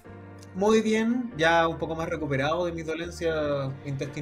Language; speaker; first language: Spanish; native; Spanish